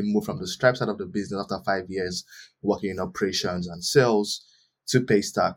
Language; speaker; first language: English; non-native, local second language; Yoruba